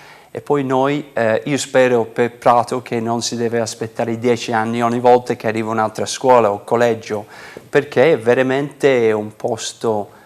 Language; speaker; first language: Italian; non-native, fluent; English